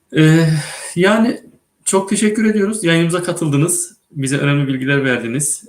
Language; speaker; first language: Turkish; native; Turkish